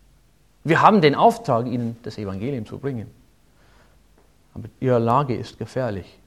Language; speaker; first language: German; non-native, fluent; English